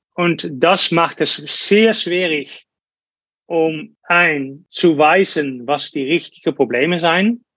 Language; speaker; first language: German; non-native, learner; Dutch